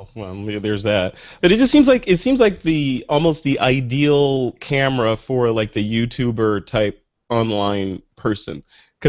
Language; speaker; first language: English; native; English